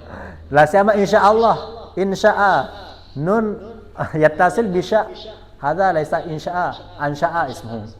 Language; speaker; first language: Arabic; non-native, fluent; Indonesian